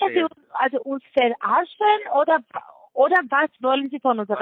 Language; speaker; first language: German; non-native, learner; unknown